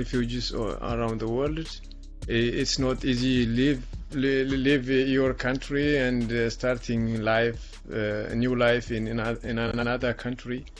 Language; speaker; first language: English; non-native, learner; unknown